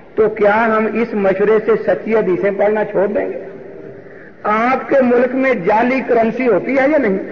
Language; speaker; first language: Urdu; non-native, local second language; Punjabi